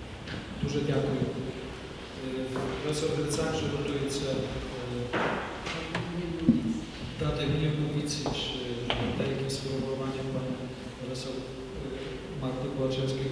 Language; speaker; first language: Ukrainian; native; Ukrainian